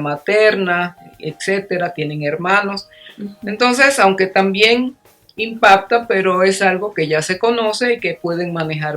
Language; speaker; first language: Spanish; native; Spanish